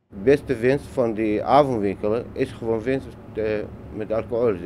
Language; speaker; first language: Dutch; non-native, learner; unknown